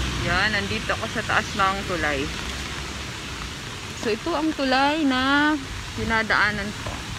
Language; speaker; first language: Filipino; non-native, local second language; Cebuano